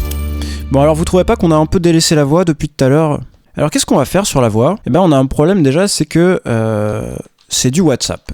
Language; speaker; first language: French; native; French